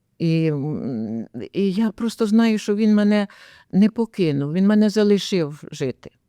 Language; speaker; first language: Ukrainian; native; Ukrainian